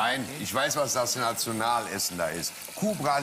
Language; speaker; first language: German; native; German